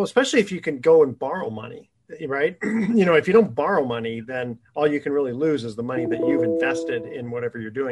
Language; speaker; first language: English; native; English